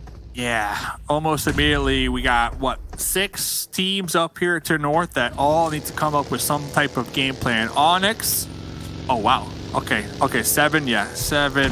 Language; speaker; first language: English; native; English